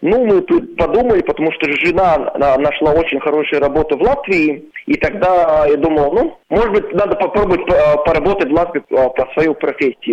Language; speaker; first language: Russian; non-native, local second language; Latvian